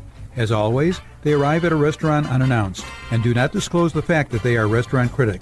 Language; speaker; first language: English; native; English